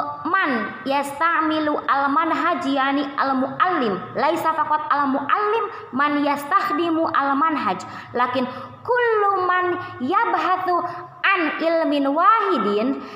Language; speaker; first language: Arabic; non-native, learner; Indonesian